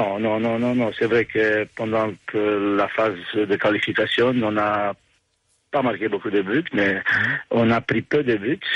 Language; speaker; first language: French; non-native, fluent; Romanian